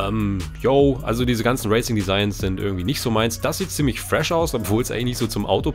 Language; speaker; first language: German; native; German